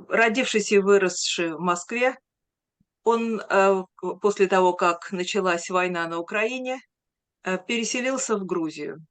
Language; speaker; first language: Russian; native; Russian